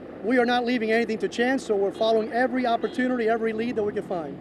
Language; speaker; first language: English; early bilingual, other home language; Spanish